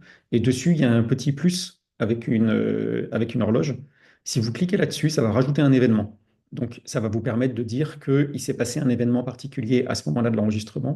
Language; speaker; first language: French; native; French